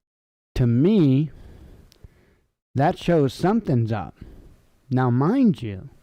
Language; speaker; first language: English; native; English